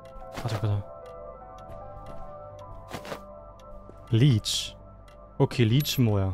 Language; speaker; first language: Korean; non-native, fluent; German